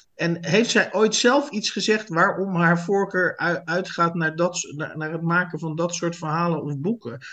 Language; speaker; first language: Dutch; native; Dutch